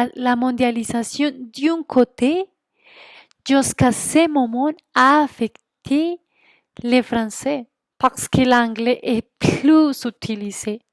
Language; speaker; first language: French; non-native, fluent; Spanish